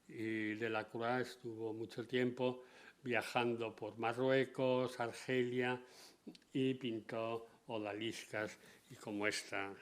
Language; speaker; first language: Spanish; native; Spanish